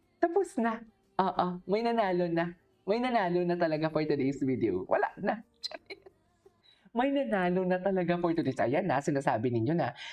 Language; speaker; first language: Filipino; non-native, local second language; Hiligaynon